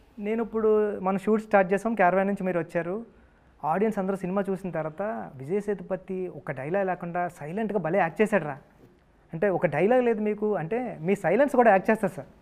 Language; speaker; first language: Telugu; native; Telugu